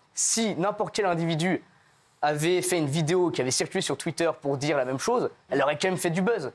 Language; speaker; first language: French; native; French